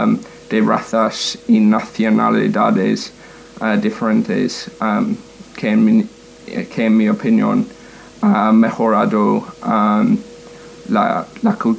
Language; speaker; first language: Spanish; non-native, learner; English